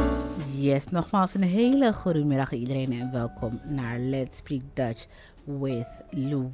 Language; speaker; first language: Dutch; non-native, fluent; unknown